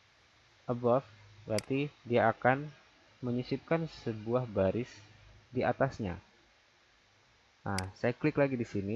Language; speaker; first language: Indonesian; native; Indonesian